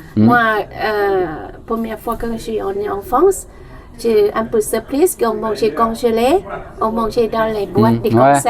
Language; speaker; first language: French; non-native, learner; Thai